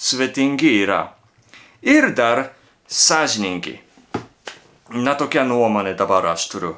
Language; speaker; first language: Lithuanian; non-native, learner; Japanese